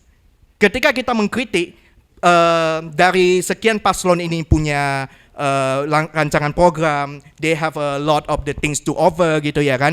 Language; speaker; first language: Indonesian; native; Indonesian